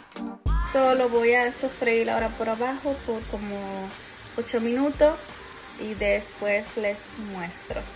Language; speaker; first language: Spanish; early bilingual, heritage; Spanish